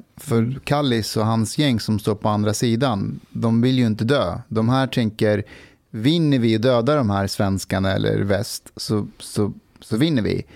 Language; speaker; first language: Swedish; early bilingual, other home language; Persian